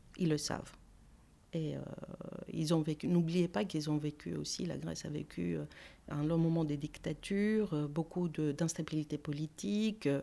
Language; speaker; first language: French; non-native, fluent; Greek